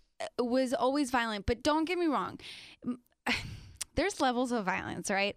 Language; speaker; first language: English; non-native, fluent; Spanish